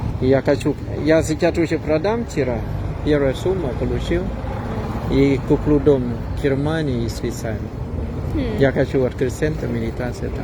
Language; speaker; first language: Russian; non-native, fluent; Thai